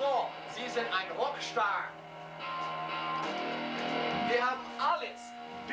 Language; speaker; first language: German; non-native, learner; English